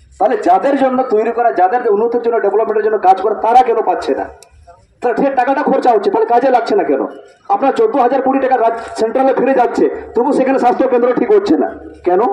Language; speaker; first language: Bangla; non-native, local second language; Santali